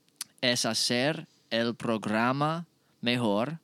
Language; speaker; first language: Spanish; non-native, learner; English